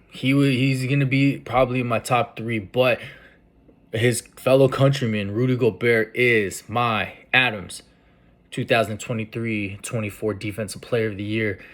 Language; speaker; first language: English; native; English